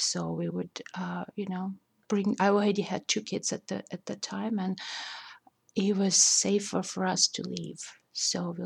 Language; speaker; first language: English; non-native, fluent; Russian